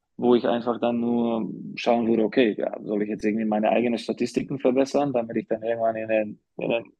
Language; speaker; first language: German; non-native, fluent; Slovak